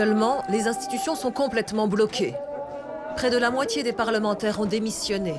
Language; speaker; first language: French; native; French